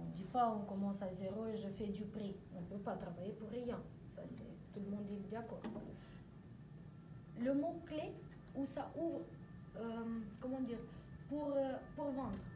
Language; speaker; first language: French; non-native, learner; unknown